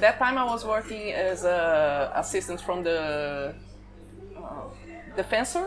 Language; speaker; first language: English; non-native, fluent; Portuguese